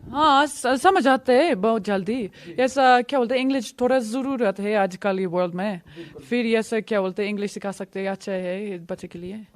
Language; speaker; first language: Hindi; non-native, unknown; English